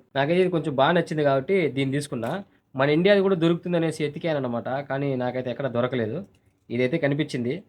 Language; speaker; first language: Telugu; non-native, local second language; Urdu